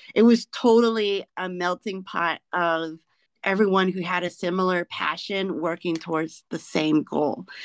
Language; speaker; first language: English; native; English